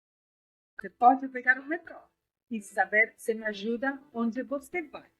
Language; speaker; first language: Portuguese; non-native, learner; Spanish